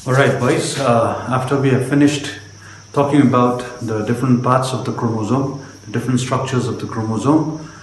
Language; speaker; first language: English; non-native, local second language; Nepali